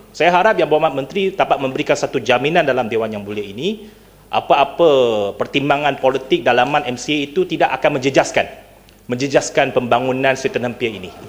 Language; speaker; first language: Malay; non-native, local second language; Chinese